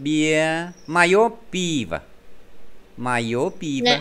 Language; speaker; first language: Russian; non-native, fluent; Vietnamese